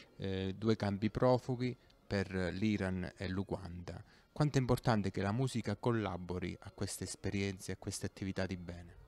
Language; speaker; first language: Italian; native; Italian